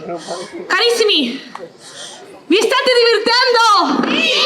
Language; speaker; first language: Italian; non-native, learner; Spanish